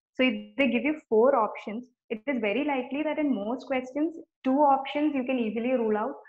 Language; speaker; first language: English; non-native, local second language; Malayalam